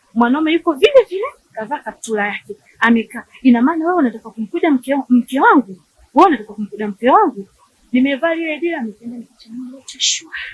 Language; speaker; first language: Swahili; native; Swahili